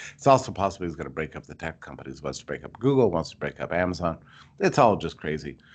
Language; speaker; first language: English; native; English